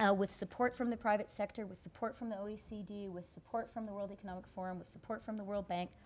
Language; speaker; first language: English; native; English